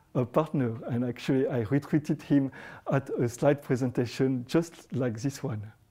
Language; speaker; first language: English; non-native, fluent; French